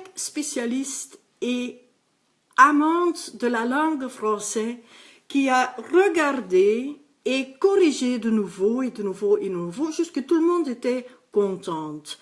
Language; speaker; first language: French; non-native, local second language; Dutch